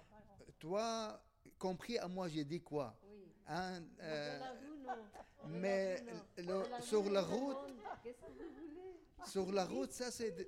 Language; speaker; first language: French; non-native, learner; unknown